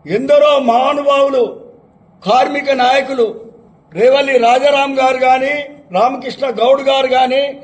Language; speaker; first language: Telugu; native; Telugu